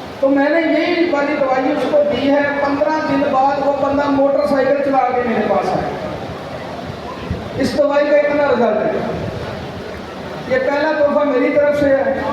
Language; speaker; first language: Urdu; non-native, local second language; Punjabi